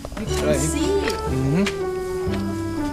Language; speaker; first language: English; non-native, learner; Thai